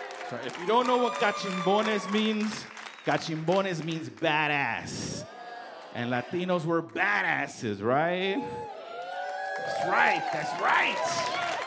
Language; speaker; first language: English; early bilingual, other home language; Spanish